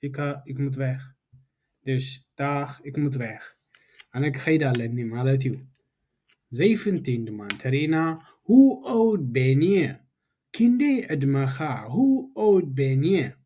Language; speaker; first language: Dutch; non-native, fluent; Tigrinya